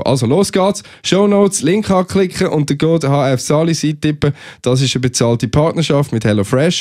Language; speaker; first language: German; native; German